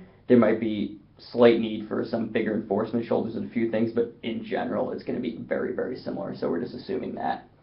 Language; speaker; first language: English; native; English